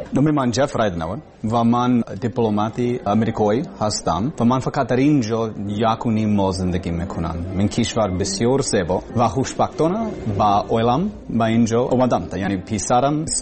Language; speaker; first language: Persian; non-native, learner; English